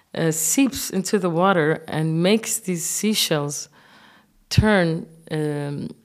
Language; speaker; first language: English; non-native, fluent; Arabic